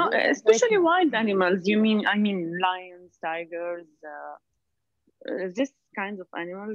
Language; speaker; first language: English; non-native, fluent; Arabic